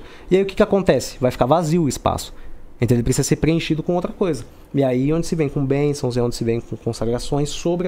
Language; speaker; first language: Portuguese; native; Portuguese